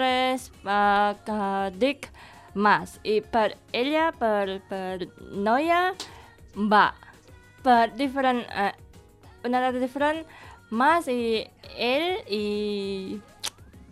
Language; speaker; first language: Catalan; non-native, learner; Indonesian